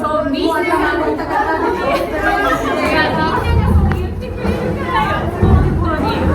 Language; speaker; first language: Japanese; non-native, fluent; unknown